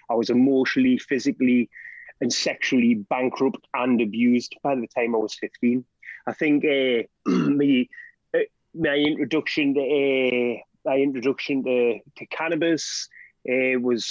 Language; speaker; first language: English; native; English